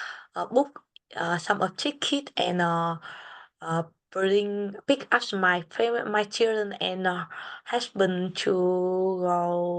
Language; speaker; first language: English; non-native, learner; Vietnamese